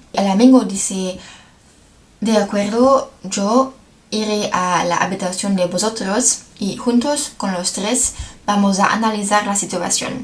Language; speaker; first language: Spanish; non-native, learner; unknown